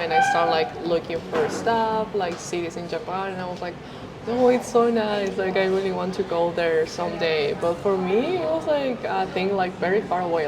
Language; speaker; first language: English; non-native, fluent; Spanish